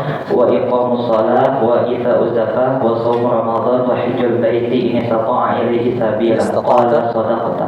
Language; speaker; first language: Arabic; non-native, learner; Indonesian